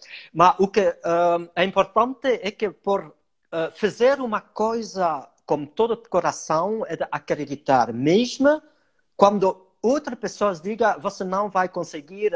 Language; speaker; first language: Portuguese; non-native, learner; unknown